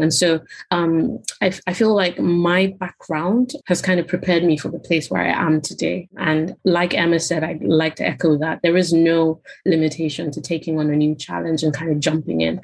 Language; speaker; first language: English; non-native, local second language; Yoruba